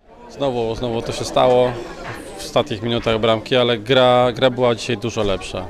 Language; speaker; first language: Polish; native; Polish